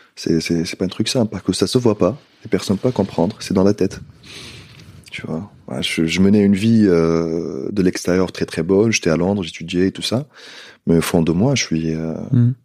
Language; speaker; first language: French; non-native, local second language; Arabic